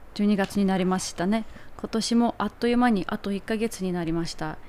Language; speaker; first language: Japanese; non-native, fluent; Armenian